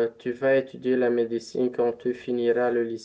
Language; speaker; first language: French; non-native, learner; Romanian